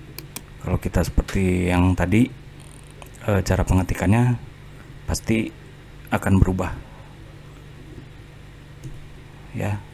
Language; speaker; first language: Indonesian; native; Indonesian